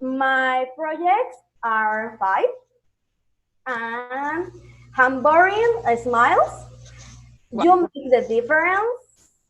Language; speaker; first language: English; non-native, learner; Spanish